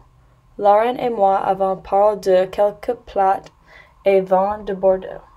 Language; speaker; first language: French; non-native, learner; English